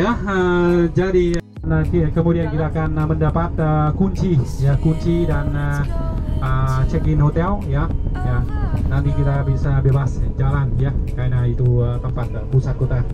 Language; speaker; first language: Indonesian; non-native, learner; Vietnamese